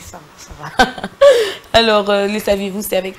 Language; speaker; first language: French; non-native, local second language; Lingala